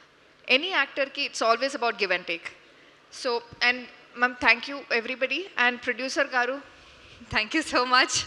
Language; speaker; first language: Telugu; non-native, local second language; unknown